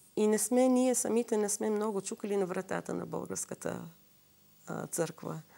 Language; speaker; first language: Bulgarian; non-native, fluent; Assyrian Neo-Aramaic